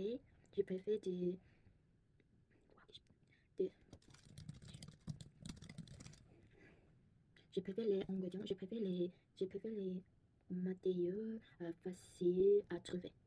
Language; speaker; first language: French; non-native, learner; Korean